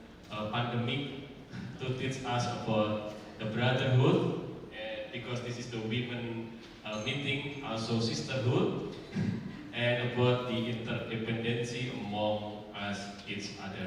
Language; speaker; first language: English; non-native, fluent; Indonesian